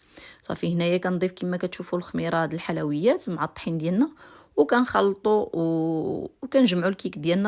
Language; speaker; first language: Arabic; native; Arabic